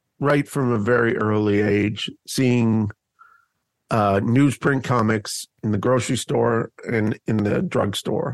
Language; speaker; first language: English; native; English